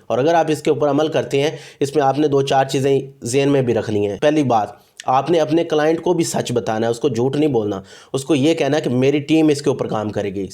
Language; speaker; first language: Urdu; non-native, local second language; Punjabi